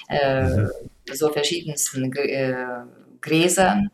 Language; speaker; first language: German; non-native, fluent; Lithuanian